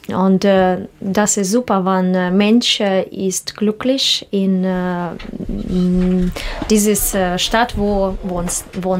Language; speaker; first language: German; non-native, learner; Russian